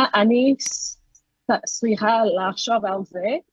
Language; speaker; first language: Hebrew; non-native, learner; English